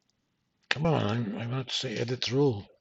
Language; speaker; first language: English; native; English